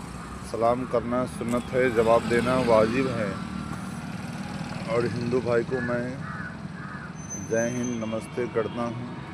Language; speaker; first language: Hindi; non-native, local second language; Maithili